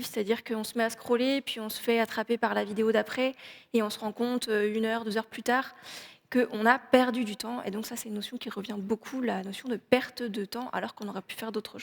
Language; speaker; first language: French; native; French